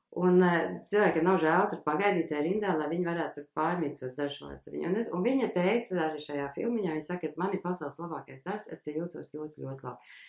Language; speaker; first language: Latvian; early bilingual, heritage; Latvian